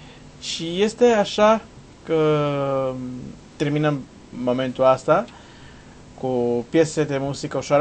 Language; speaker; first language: Romanian; non-native, learner; Portuguese